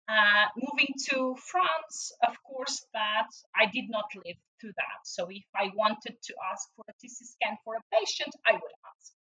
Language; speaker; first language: English; non-native, fluent; Portuguese